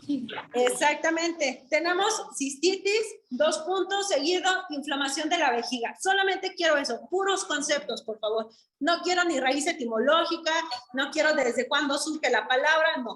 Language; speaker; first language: Spanish; native; Spanish